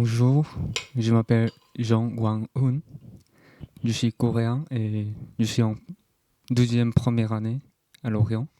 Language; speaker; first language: French; non-native, learner; Korean